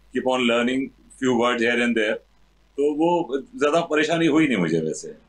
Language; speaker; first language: Hindi; native; Hindi